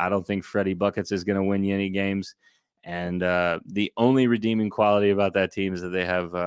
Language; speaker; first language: English; native; English